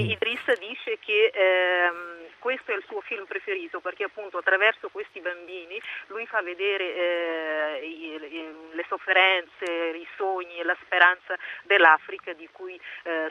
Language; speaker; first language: Italian; non-native, fluent; Portuguese